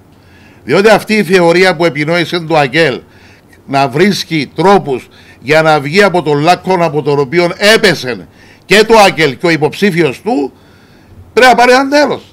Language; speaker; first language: Greek; native; Greek